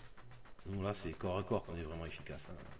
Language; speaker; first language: French; native; French